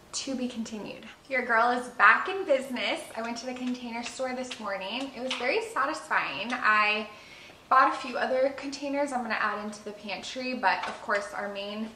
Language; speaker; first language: English; native; English